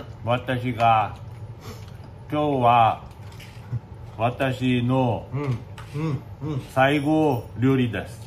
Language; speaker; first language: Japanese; non-native, learner; Korean